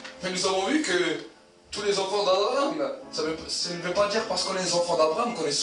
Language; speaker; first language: French; native; French